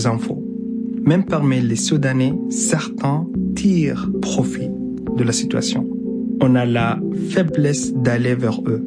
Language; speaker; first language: French; non-native, fluent; Arabic